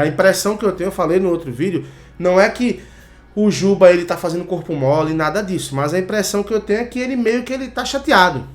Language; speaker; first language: Portuguese; native; Portuguese